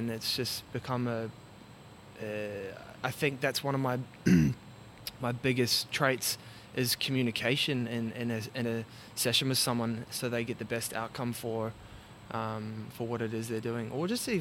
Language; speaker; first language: English; native; English